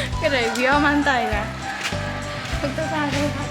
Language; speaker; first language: Korean; non-native, fluent; Khmer